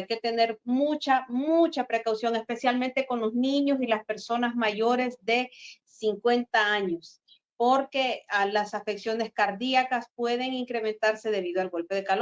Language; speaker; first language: Spanish; native; Spanish